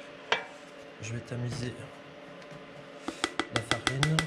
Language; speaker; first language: French; native; French